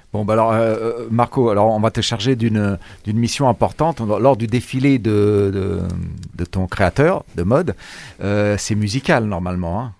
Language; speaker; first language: French; native; French